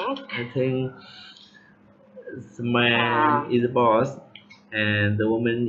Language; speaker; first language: English; non-native, learner; Vietnamese